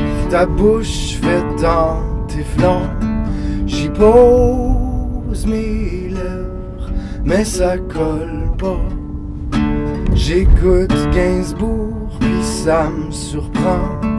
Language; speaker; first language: French; native; French